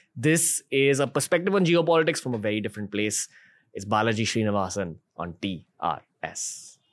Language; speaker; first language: English; non-native, local second language; Hindi